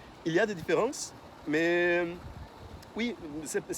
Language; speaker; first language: French; non-native, fluent; Portuguese